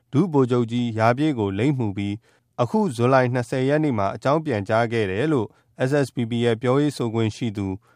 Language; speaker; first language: Burmese; native; Burmese